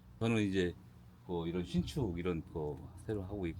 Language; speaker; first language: Korean; native; Korean